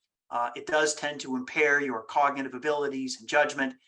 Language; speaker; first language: English; native; English